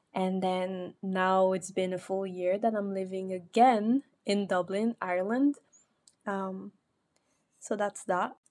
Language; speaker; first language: English; non-native, fluent; French